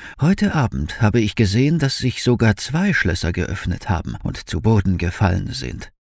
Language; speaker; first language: German; native; German